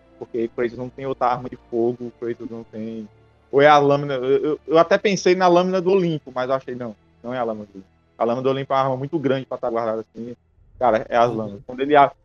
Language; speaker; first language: Portuguese; native; Portuguese